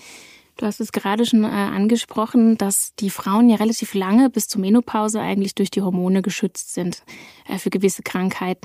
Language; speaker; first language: German; native; German